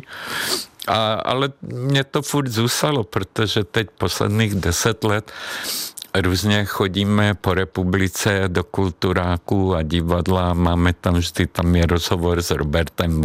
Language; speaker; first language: Czech; non-native, fluent; Hungarian